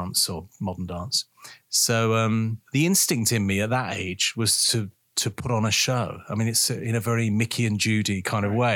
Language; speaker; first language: English; native; English